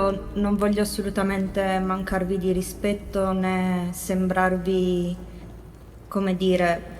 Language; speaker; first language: Italian; native; Italian